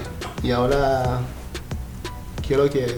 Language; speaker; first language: Spanish; non-native, learner; Haitian Creole